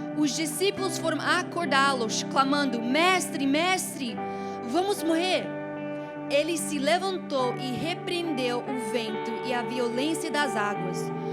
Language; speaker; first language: Portuguese; non-native, fluent; English